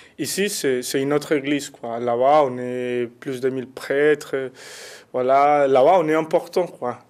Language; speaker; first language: French; non-native, fluent; Spanish